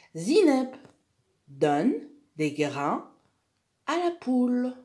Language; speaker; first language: French; non-native, local second language; Arabic